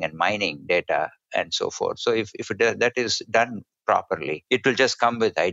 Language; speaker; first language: English; non-native, local second language; Tamil